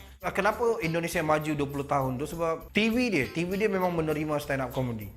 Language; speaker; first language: Malay; native; Malay